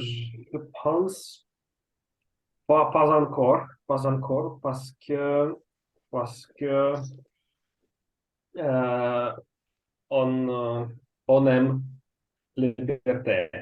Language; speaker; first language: French; non-native, learner; Russian